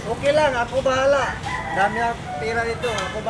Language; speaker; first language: Filipino; non-native, local second language; Cebuano